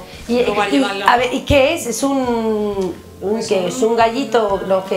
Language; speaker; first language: Spanish; native; Spanish